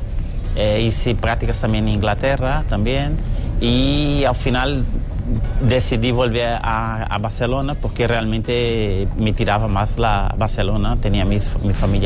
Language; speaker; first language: Spanish; non-native, fluent; Portuguese